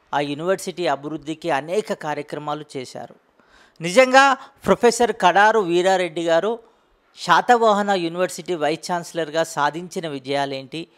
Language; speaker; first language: Telugu; native; Telugu